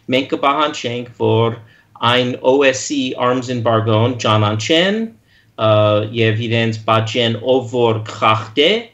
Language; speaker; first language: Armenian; early bilingual, heritage; Armenian